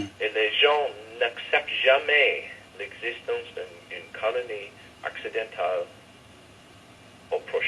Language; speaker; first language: French; non-native, fluent; English